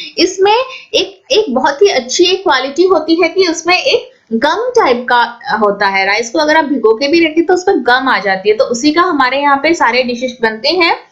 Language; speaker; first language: Hindi; non-native, local second language; Assamese